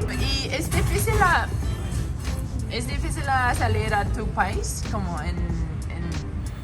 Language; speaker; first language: Spanish; non-native, learner; English